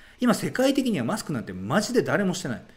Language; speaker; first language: Japanese; native; Japanese